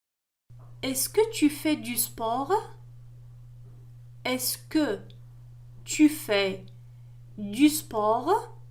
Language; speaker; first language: French; non-native, local second language; Arabic